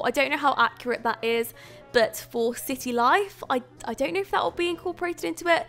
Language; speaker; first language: English; native; English